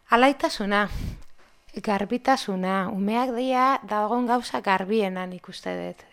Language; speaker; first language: Basque; non-native, local second language; Spanish